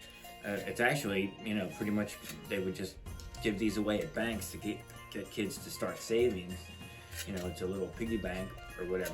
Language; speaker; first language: English; native; English